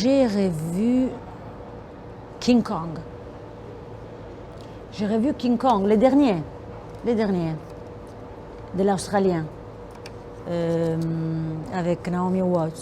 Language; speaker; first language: French; non-native, fluent; Italian